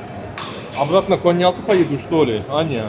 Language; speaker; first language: Russian; non-native, learner; Turkish